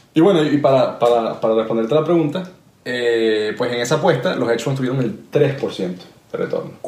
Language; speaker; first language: Spanish; native; Spanish